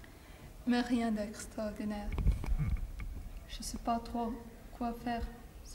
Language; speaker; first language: French; non-native, learner; Finnish